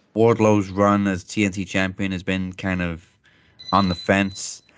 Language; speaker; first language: English; native; English